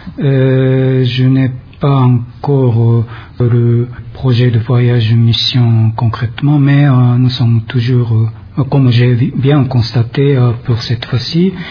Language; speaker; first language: French; non-native, fluent; Japanese